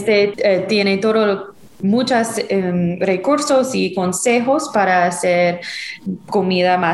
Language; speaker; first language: Spanish; non-native, fluent; English